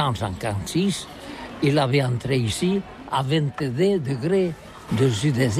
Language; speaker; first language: French; non-native, learner; Catalan